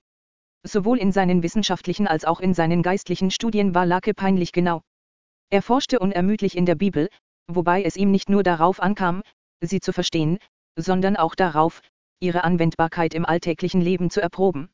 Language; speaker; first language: German; native; German